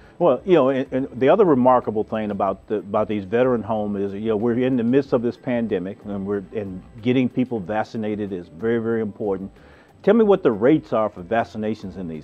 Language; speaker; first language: English; native; English